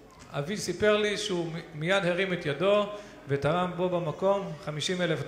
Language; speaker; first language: Hebrew; native; Hebrew